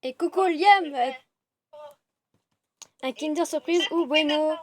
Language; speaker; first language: French; native; French